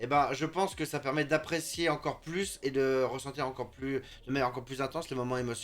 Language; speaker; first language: French; native; French